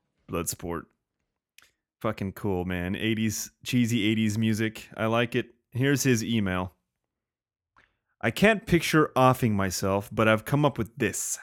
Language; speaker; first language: English; native; English